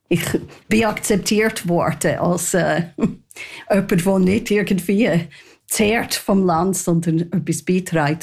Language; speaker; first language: German; non-native, fluent; English